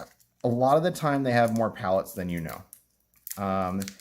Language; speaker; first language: English; native; English